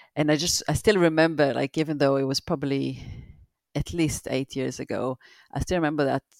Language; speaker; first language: English; non-native, fluent; Hebrew